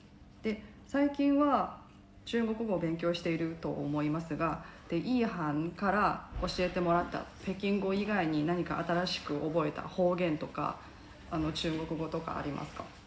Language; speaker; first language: Japanese; non-native, fluent; Chinese